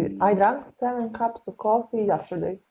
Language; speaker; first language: English; non-native, learner; Serbian